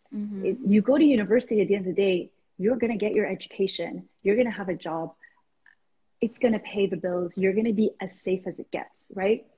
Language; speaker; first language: English; non-native, fluent; Persian